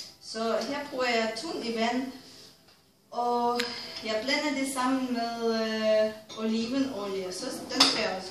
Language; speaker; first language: Danish; non-native, fluent; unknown